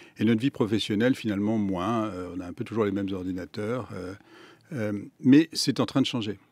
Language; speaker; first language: French; native; French